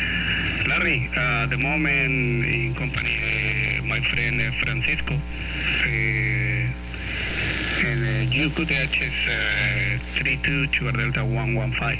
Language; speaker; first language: English; non-native, learner; Spanish